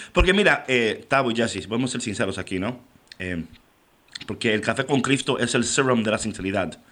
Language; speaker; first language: Spanish; native; Spanish